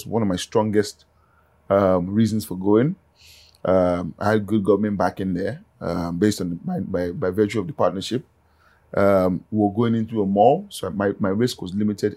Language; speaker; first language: English; non-native, local second language; Yoruba